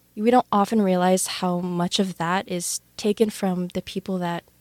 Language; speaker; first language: English; native; English